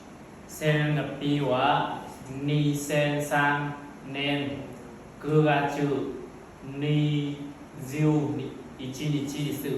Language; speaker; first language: Japanese; non-native, learner; Vietnamese